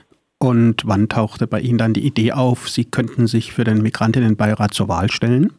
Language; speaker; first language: German; native; German